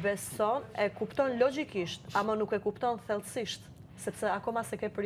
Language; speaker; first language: Albanian; native; Albanian